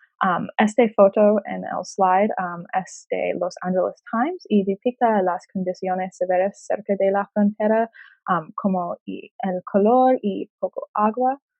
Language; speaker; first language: Spanish; non-native, learner; English